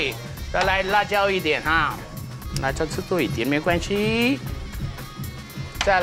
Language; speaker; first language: Chinese; non-native, learner; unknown